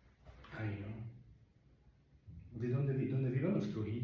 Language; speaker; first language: Spanish; non-native, fluent; Italian